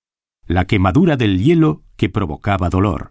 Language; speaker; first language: Spanish; native; Spanish